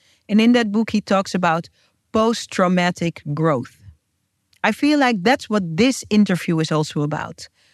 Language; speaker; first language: English; non-native, fluent; Dutch